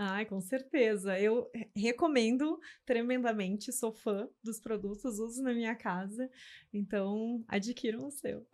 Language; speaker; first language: Portuguese; native; Portuguese